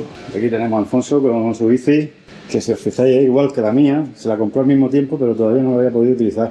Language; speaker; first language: Spanish; native; Spanish